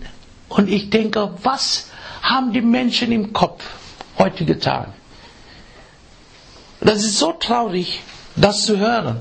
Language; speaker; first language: German; non-native, fluent; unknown